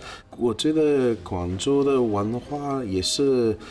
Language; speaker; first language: Chinese; non-native, fluent; French